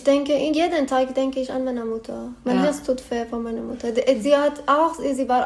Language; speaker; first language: German; non-native, learner; Persian